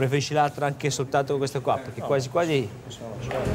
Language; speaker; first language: Italian; native; Italian